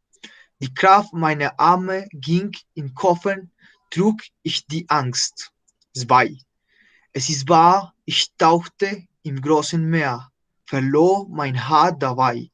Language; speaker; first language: German; non-native, fluent; Spanish